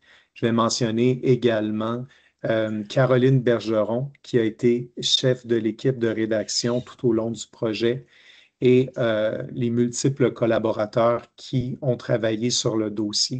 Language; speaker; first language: French; native; French